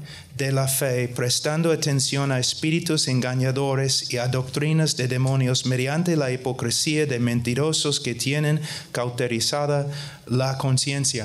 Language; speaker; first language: Spanish; non-native, fluent; English